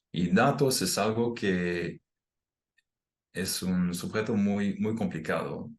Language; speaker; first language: Spanish; non-native, fluent; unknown